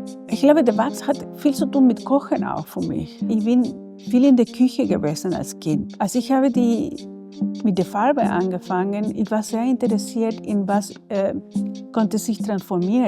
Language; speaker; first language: German; non-native, learner; Spanish